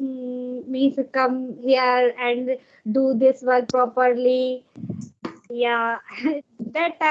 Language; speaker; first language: English; non-native, learner; Hindi